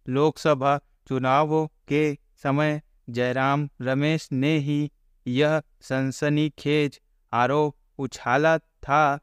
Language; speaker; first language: Hindi; native; Hindi